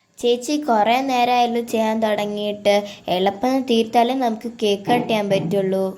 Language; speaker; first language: Malayalam; early bilingual, heritage; Malayalam